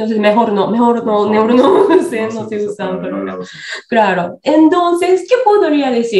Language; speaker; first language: Spanish; non-native, fluent; Japanese